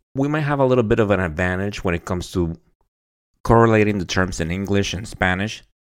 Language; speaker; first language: English; non-native, fluent; Spanish